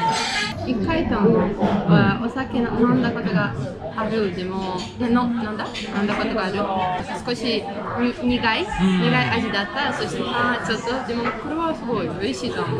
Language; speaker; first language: Japanese; non-native, learner; Ukrainian